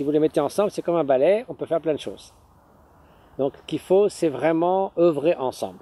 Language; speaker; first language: French; native; French